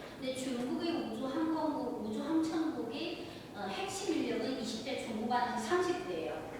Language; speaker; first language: Korean; non-native, fluent; Chinese